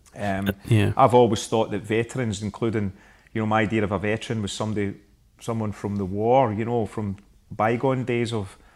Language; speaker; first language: English; native; English